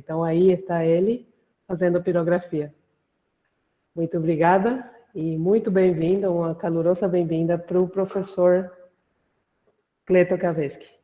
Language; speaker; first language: Portuguese; non-native, fluent; Spanish